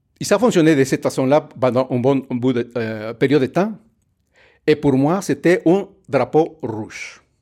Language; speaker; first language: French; non-native, fluent; Spanish